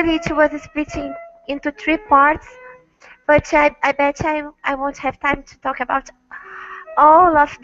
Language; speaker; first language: English; non-native, learner; Portuguese